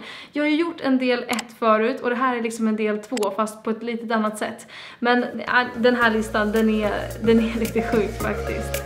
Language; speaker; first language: Swedish; native; Swedish